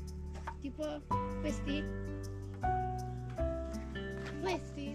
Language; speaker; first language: Italian; early bilingual, other home language; Filipino